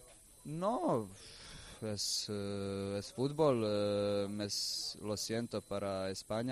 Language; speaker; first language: Spanish; non-native, fluent; Croatian